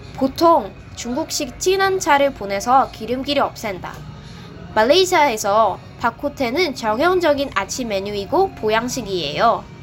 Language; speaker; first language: Korean; non-native, fluent; Malay